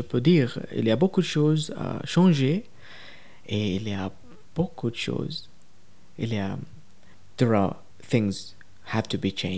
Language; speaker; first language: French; non-native, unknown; Tamil